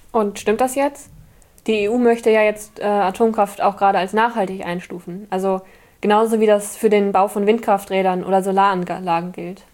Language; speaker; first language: German; native; German